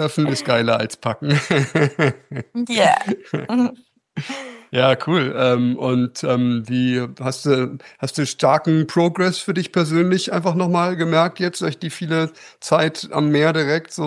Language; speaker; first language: German; native; German